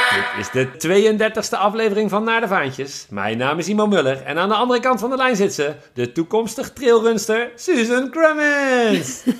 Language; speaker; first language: Dutch; native; Dutch